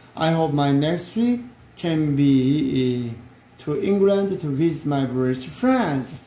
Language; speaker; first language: English; non-native, learner; Korean